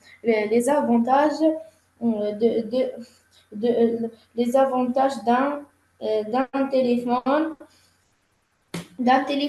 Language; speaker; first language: French; non-native, learner; Arabic